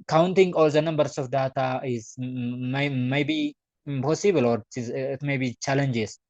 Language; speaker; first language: English; non-native, local second language; Amharic